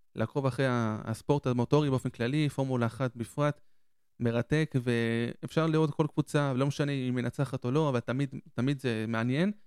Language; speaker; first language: Hebrew; native; Hebrew